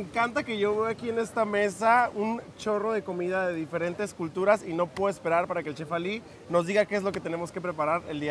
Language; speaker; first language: Spanish; native; Spanish